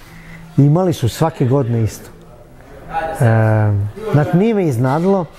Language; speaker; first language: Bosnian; early bilingual, heritage; Bosnian